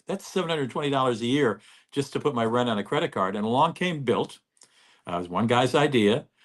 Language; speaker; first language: English; native; English